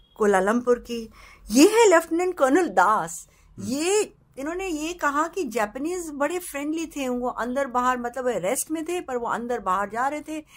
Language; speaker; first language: Hindi; native; Hindi